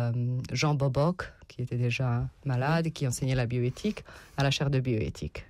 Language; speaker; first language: French; non-native, fluent; Serbian